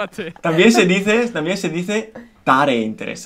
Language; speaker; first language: Spanish; non-native, fluent; Romanian